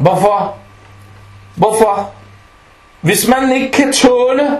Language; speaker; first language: Danish; non-native, local second language; Arabic